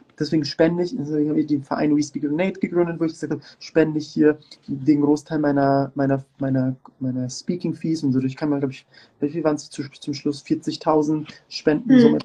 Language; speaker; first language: German; early bilingual, other home language; Turkish